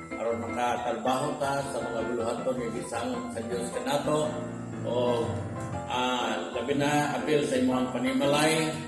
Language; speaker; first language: Cebuano; native; Cebuano